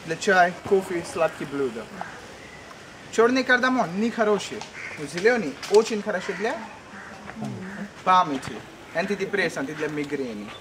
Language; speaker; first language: Russian; non-native, learner; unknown